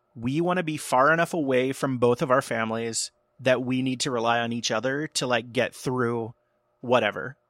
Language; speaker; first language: English; native; English